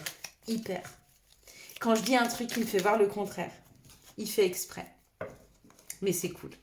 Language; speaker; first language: French; native; French